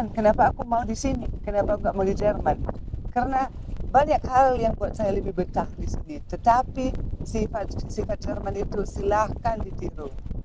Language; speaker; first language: Indonesian; non-native, fluent; German